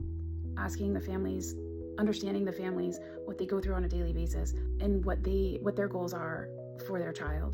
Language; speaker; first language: English; native; English